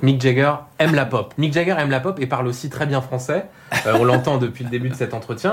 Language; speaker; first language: French; native; French